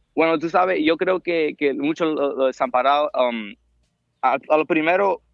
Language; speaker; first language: Spanish; early bilingual, heritage; Spanish